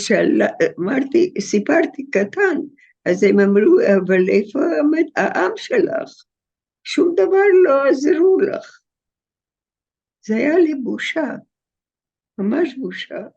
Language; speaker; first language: Hebrew; non-native, fluent; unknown